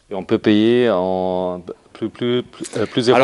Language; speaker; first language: French; non-native, learner; German